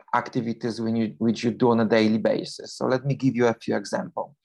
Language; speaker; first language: English; non-native, fluent; Polish